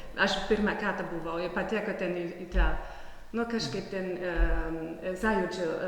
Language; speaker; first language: Lithuanian; non-native, fluent; German